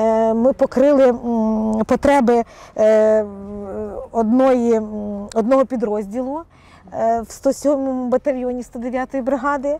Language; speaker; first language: Ukrainian; non-native, local second language; Russian